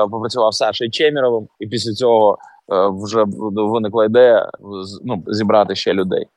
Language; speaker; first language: Ukrainian; native; Ukrainian